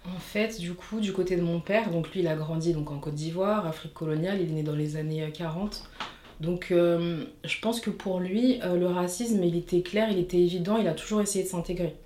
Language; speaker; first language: French; native; French